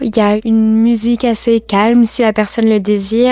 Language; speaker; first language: French; native; French